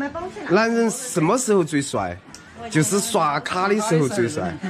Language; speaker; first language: Chinese; native; Chinese